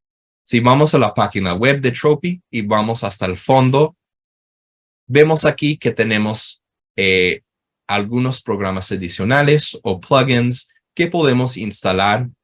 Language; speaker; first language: Spanish; non-native, fluent; English